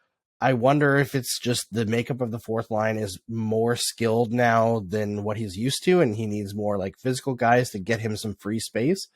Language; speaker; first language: English; native; English